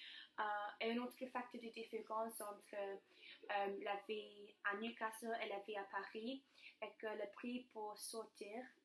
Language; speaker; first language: French; non-native, learner; English